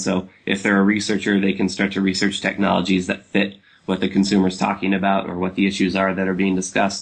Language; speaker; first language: English; native; English